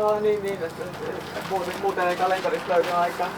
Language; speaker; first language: Finnish; native; Finnish